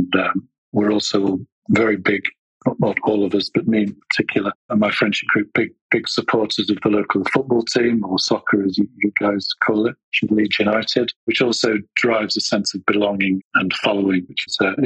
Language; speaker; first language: English; native; English